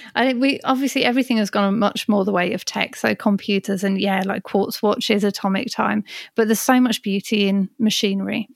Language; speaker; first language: English; native; English